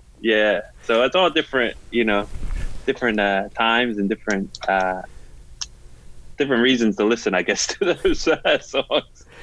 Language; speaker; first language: English; native; English